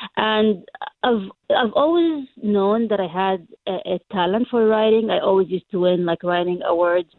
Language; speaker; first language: English; non-native, fluent; Arabic